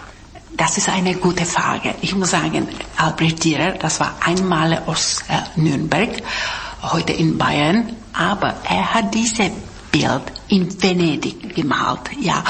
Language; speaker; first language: German; non-native, fluent; Czech